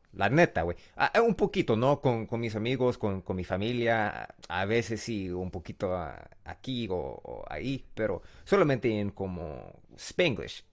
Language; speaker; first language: Spanish; non-native, learner; English